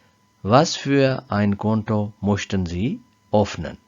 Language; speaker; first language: German; non-native, fluent; Urdu